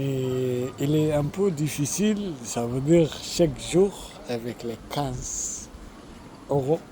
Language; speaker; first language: French; non-native, learner; Arabic